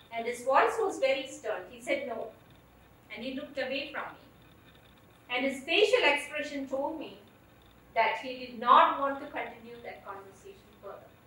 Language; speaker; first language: English; non-native, local second language; Malayalam